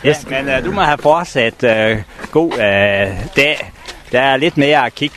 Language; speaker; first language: Danish; native; Danish